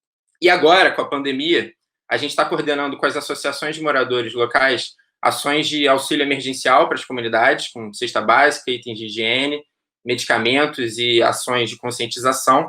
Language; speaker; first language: Portuguese; native; Portuguese